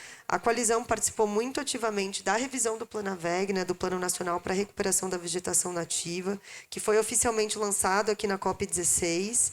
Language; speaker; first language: Portuguese; native; Portuguese